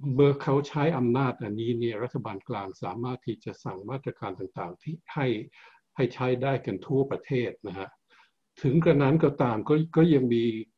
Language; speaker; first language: Thai; early bilingual, heritage; Thai